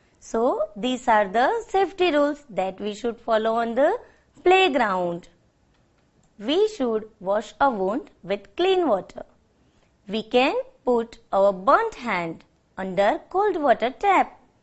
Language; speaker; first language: English; non-native, local second language; Gujarati